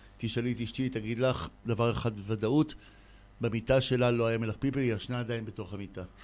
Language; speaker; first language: Hebrew; native; Hebrew